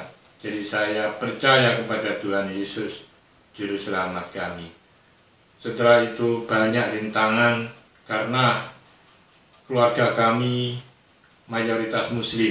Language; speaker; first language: Indonesian; non-native, local second language; Javanese